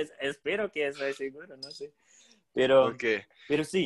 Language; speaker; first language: Spanish; non-native, learner; German